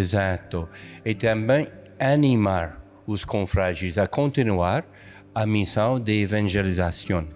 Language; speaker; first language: Portuguese; non-native, fluent; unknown